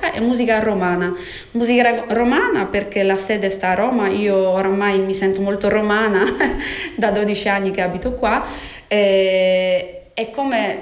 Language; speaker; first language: Italian; non-native, fluent; Polish